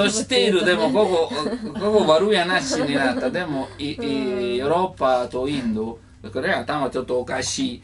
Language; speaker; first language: Japanese; non-native, learner; Italian